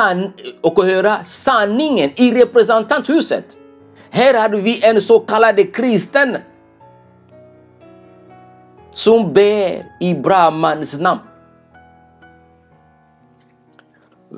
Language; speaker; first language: Swedish; non-native, fluent; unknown